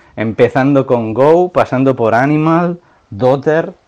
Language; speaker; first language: Spanish; native; Spanish